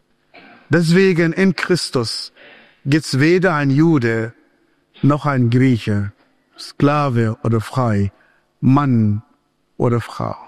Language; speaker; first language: German; non-native, fluent; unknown